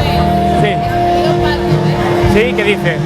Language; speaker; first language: Spanish; native; Spanish